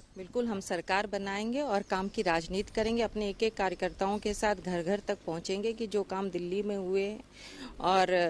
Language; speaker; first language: Hindi; native; Hindi